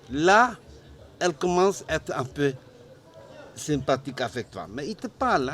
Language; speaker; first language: French; non-native, learner; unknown